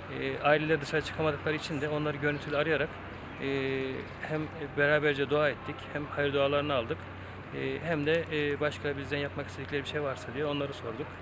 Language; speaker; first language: Turkish; native; Turkish